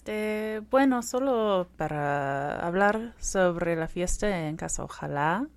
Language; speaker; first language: Spanish; non-native, learner; Persian